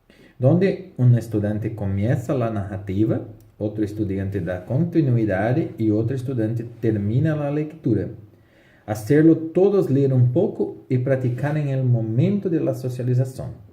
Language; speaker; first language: Spanish; non-native, learner; Portuguese